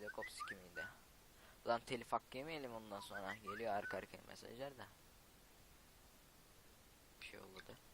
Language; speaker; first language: Turkish; native; Turkish